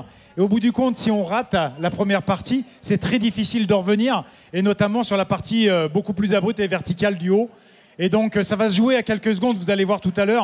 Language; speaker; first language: French; native; French